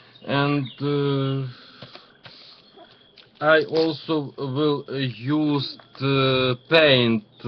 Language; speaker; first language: English; non-native, learner; Ukrainian